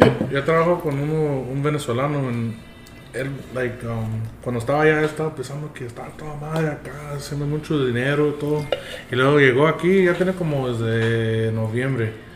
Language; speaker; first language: Spanish; early bilingual, heritage; Spanish